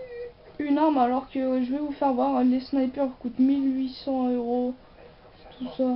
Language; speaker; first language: French; native; French